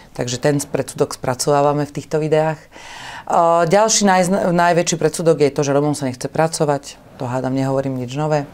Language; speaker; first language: Slovak; native; Slovak